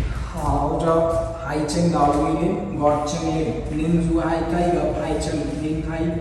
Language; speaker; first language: Vietnamese; non-native, learner; Hindi